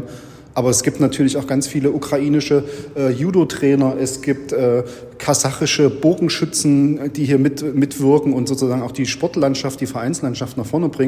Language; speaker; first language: German; native; German